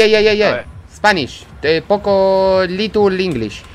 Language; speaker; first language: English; non-native, learner; Spanish